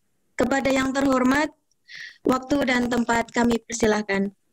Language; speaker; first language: Indonesian; native; Indonesian